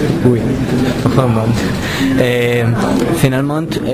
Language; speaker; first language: French; non-native, learner; Spanish